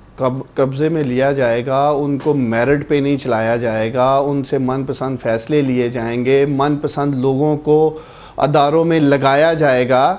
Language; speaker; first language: Urdu; non-native, local second language; Punjabi